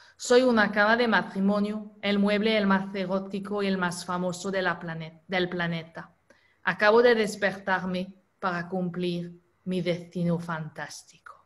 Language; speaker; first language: Spanish; non-native, fluent; French